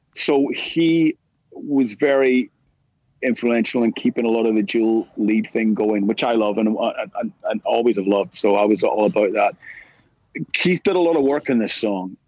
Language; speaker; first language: English; native; English